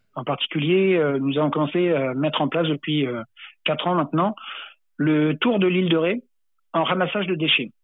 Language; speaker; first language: French; native; French